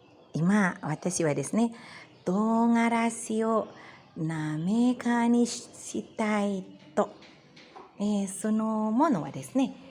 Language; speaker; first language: Japanese; non-native, learner; Indonesian